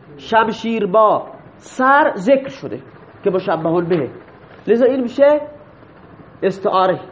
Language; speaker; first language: Persian; non-native, local second language; Baluchi